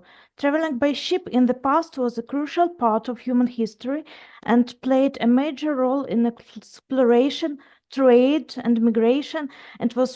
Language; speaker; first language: English; non-native, fluent; Ukrainian